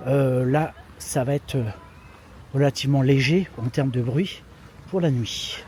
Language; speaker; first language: French; native; French